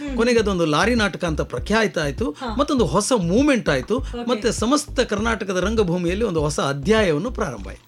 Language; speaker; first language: Kannada; non-native, local second language; Konkani